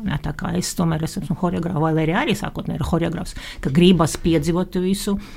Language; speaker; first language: Latvian; non-native, local second language; Russian